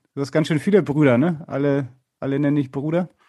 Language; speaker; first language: German; native; German